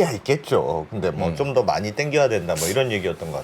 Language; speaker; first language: Korean; native; Korean